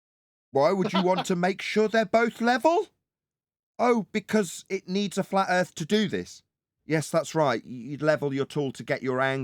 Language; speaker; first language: English; native; English